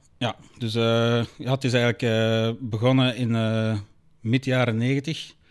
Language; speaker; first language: Dutch; native; Dutch